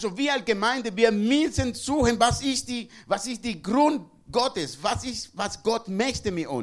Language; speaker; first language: German; non-native, learner; Spanish